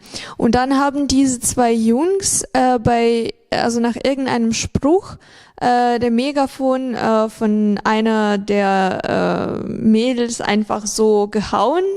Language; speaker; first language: German; non-native, fluent; Ukrainian